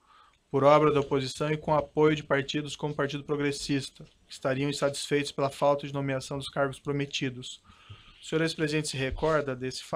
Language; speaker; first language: Portuguese; native; Portuguese